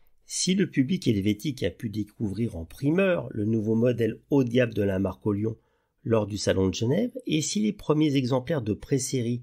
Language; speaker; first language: French; native; French